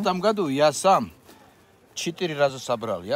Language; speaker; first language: Russian; non-native, learner; Georgian